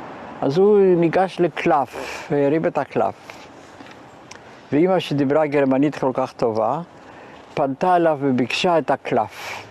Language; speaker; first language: Hebrew; non-native, fluent; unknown